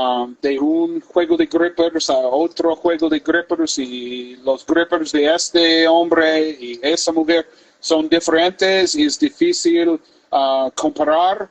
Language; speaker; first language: Spanish; non-native, fluent; English